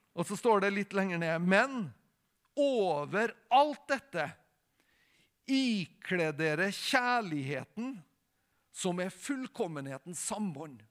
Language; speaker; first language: Norwegian; native; Norwegian